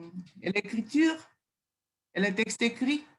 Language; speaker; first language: French; non-native, fluent; Romanian